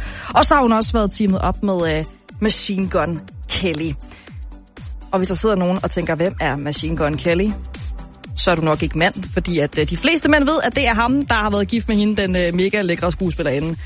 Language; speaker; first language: Danish; native; Danish